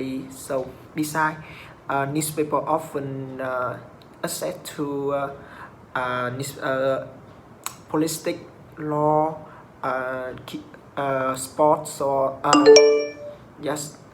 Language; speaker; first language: English; non-native, learner; Vietnamese